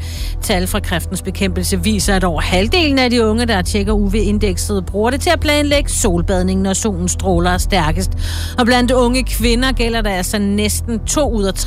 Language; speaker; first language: Danish; native; Danish